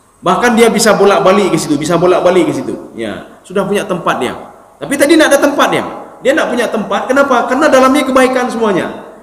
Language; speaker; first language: Malay; non-native, local second language; Achinese